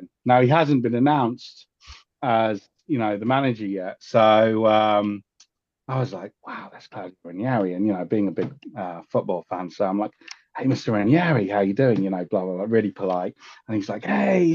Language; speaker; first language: English; native; English